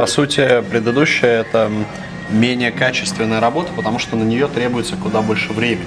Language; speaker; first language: Russian; native; Russian